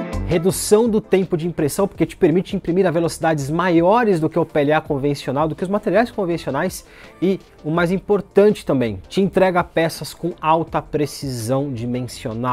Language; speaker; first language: Portuguese; native; Portuguese